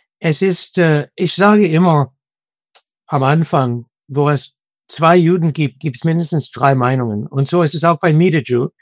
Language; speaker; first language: German; non-native, fluent; English